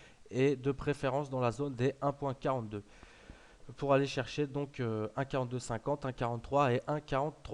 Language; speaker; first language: French; native; French